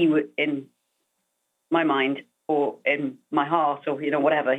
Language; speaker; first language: English; native; English